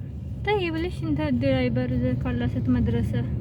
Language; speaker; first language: Arabic; non-native, learner; Amharic